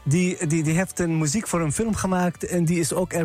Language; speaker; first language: Dutch; non-native, fluent; Arabic